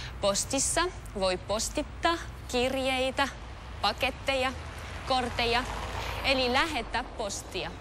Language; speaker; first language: Finnish; non-native, fluent; French